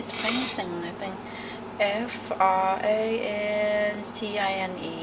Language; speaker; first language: English; non-native, learner; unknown